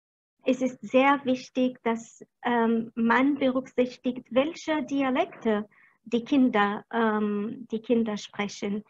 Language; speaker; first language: German; non-native, fluent; Arabic